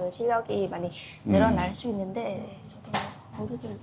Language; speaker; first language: Korean; non-native, fluent; Vietnamese